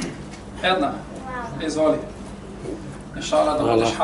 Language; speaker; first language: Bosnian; non-native, fluent; Arabic